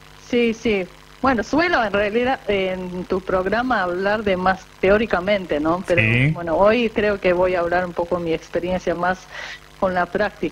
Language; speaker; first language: Spanish; non-native, fluent; Japanese